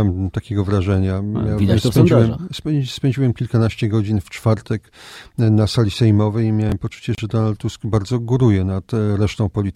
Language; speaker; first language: Polish; native; Polish